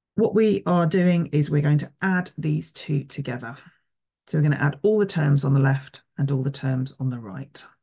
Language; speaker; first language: English; native; English